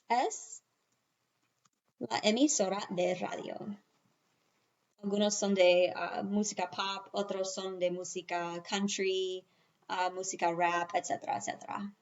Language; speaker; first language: Spanish; non-native, fluent; English